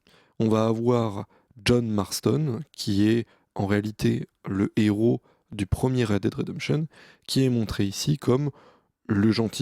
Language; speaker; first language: French; native; French